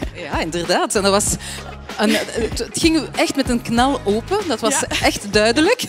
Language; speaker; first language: Dutch; non-native, fluent; French